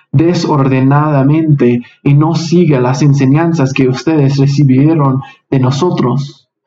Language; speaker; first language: Spanish; non-native, fluent; English